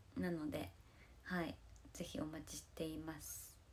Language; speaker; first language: Japanese; native; Japanese